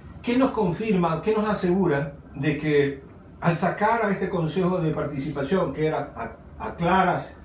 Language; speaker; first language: Spanish; native; Spanish